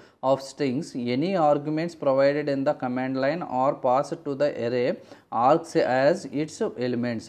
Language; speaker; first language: English; non-native, local second language; Telugu